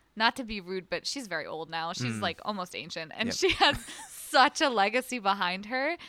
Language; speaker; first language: English; early bilingual, other home language; Arabic